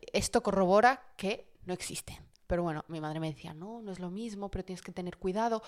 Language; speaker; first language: Spanish; early bilingual, other home language; Arabic